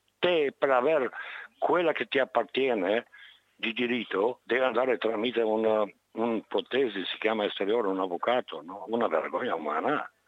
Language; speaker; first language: Italian; non-native, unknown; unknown